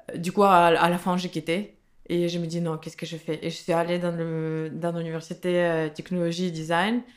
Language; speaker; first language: French; non-native, learner; Russian